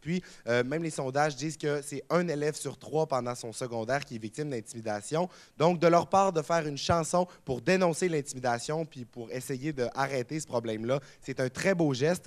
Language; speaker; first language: French; native; French